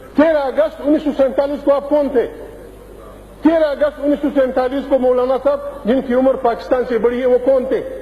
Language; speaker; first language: Urdu; non-native, local second language; Pashto